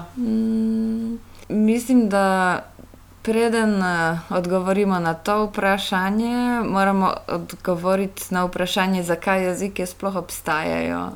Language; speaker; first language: Slovenian; non-native, fluent; Polish